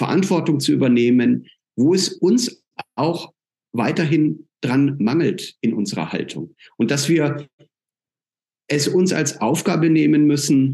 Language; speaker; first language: German; native; German